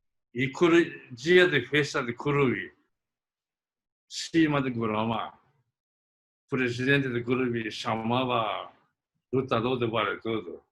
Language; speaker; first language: Portuguese; early bilingual, other home language; Japanese